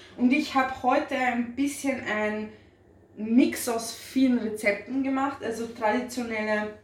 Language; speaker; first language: German; early bilingual, other home language; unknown